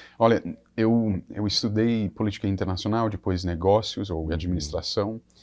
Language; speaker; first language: Portuguese; non-native, fluent; English